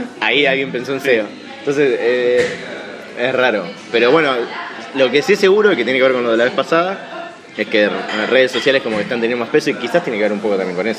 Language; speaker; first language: Spanish; native; Spanish